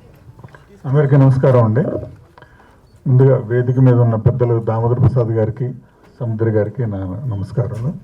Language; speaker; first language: Telugu; native; Telugu